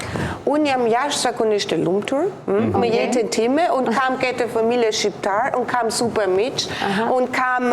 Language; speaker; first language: Albanian; non-native, fluent; German